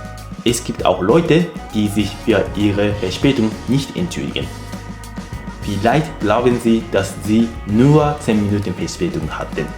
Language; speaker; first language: German; non-native, fluent; Japanese